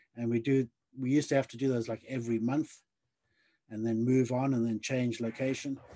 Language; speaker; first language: English; native; English